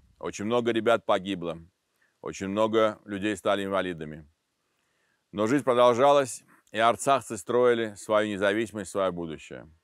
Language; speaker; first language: Russian; non-native, local second language; Armenian